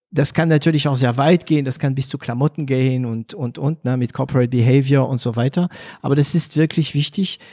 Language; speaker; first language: German; non-native, fluent; French